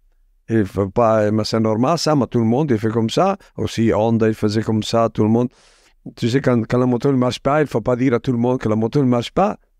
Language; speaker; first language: French; non-native, fluent; Italian